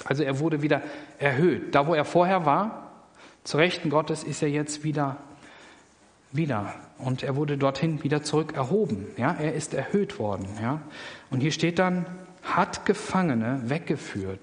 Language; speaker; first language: German; native; German